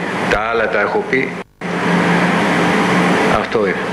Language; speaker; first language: Greek; non-native, fluent; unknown